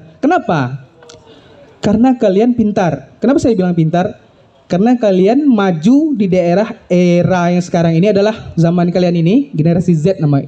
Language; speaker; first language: Indonesian; native; Indonesian